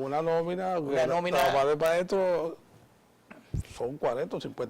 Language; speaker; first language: Spanish; native; Spanish